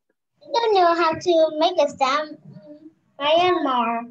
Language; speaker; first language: English; non-native, learner; Vietnamese